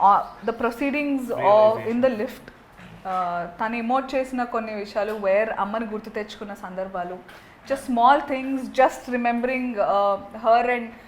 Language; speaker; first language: Telugu; native; Telugu